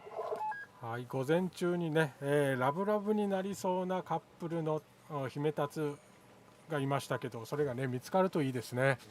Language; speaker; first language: Japanese; native; Japanese